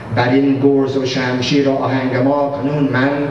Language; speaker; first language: Persian; non-native, fluent; English